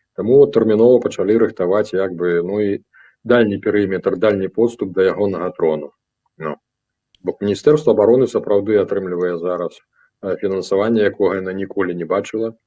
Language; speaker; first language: Belarusian; native; Belarusian